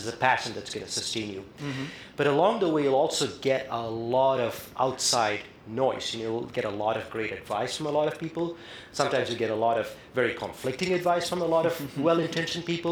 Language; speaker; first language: English; non-native, local second language; Tamil